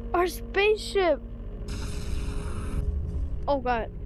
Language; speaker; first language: English; native; English